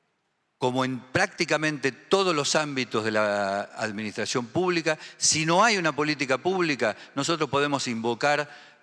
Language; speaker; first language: Spanish; native; Spanish